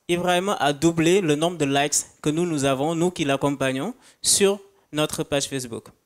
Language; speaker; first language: French; non-native, local second language; Wolof